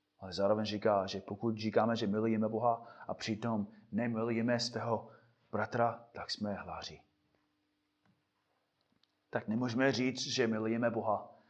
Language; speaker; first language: Czech; non-native, fluent; English